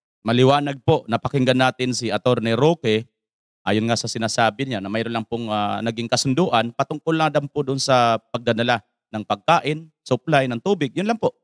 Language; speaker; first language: Filipino; native; Filipino